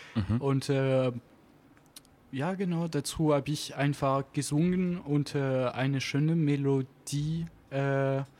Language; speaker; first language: German; non-native, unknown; French